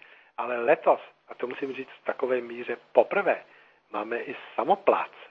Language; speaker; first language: Czech; native; Czech